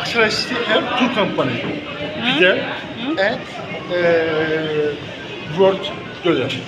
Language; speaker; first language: English; non-native, learner; Turkish